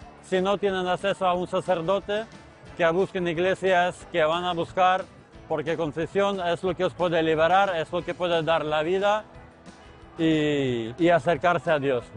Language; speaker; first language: Spanish; non-native, fluent; Ukrainian